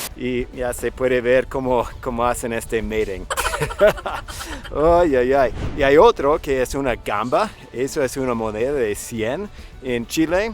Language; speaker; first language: Spanish; non-native, fluent; English